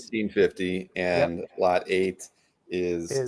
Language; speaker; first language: English; native; English